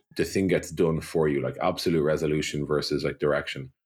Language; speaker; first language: English; native; English